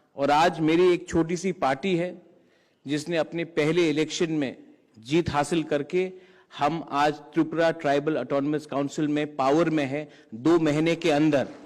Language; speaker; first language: Hindi; non-native, local second language; Kok Borok